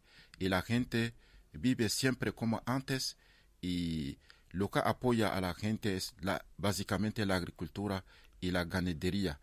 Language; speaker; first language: Spanish; non-native, fluent; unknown